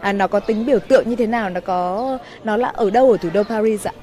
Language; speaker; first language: Vietnamese; native; Vietnamese